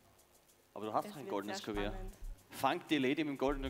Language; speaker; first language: German; native; German